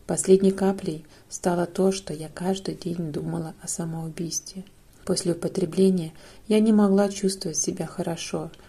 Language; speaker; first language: Russian; non-native, fluent; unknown